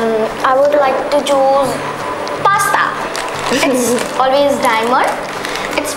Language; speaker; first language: English; non-native, local second language; Hindi